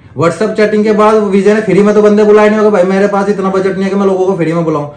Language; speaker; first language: Hindi; native; Hindi